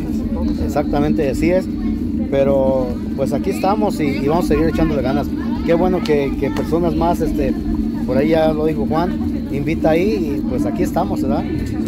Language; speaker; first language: Spanish; native; Spanish